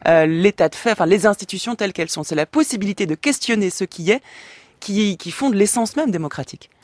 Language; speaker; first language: French; native; French